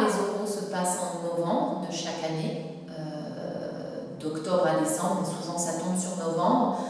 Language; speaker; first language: French; native; French